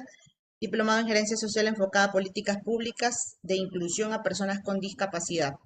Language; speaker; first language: Spanish; native; Spanish